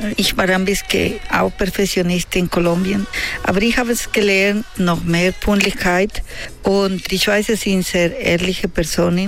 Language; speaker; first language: German; non-native, fluent; Spanish